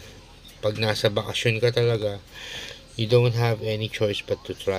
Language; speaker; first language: Filipino; native; Filipino